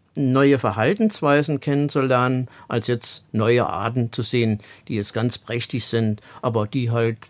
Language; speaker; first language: German; native; German